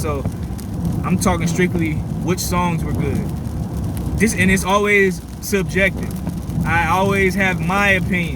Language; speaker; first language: English; native; English